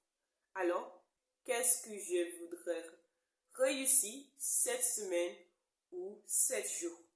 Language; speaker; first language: French; non-native, learner; English